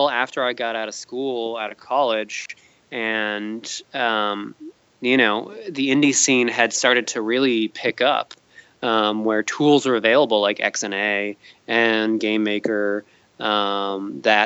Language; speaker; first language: English; native; English